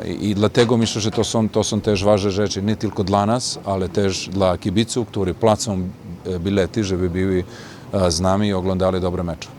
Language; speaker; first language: Polish; non-native, fluent; Serbian